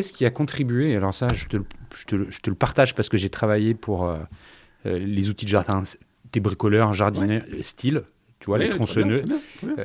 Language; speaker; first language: French; native; French